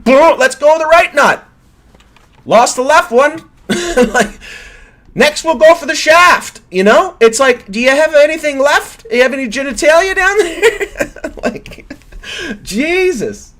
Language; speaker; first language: English; native; English